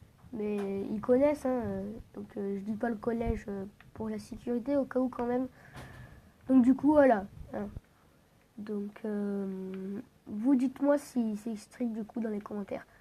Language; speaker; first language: French; native; French